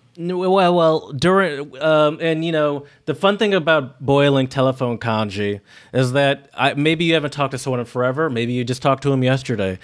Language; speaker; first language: English; native; English